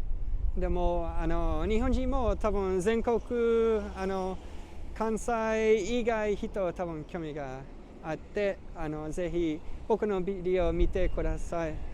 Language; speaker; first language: Japanese; non-native, learner; English